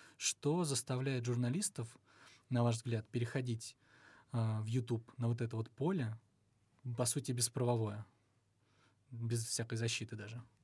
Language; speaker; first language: Russian; native; Russian